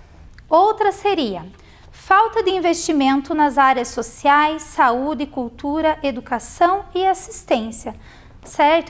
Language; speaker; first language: Portuguese; native; Portuguese